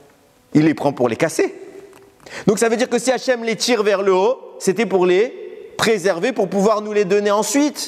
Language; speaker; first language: French; native; French